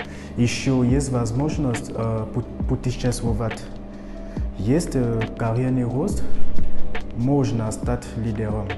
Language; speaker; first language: Russian; non-native, fluent; French